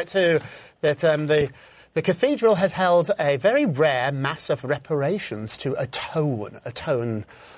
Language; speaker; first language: English; native; English